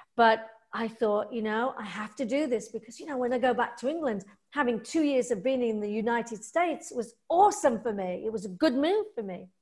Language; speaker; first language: English; native; English